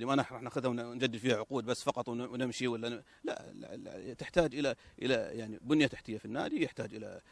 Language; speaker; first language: Arabic; native; Arabic